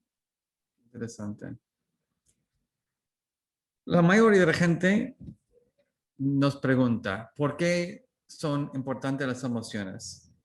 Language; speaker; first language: Spanish; non-native, learner; English